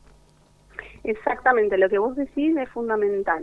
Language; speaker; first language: Spanish; native; Spanish